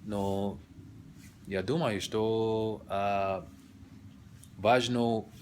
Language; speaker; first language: Russian; non-native, learner; English